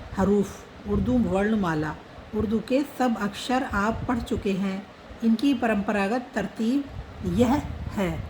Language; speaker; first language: Hindi; native; Hindi